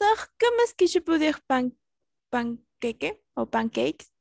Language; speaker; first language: French; non-native, learner; Spanish